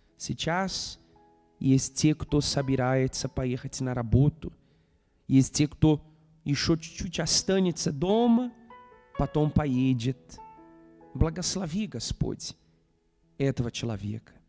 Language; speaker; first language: Russian; non-native, fluent; Portuguese